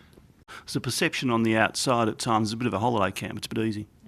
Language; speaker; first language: English; native; English